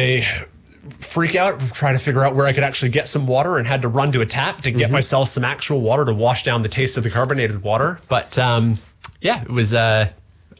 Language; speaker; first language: English; native; English